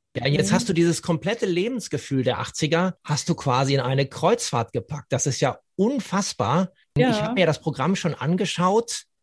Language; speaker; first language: German; native; German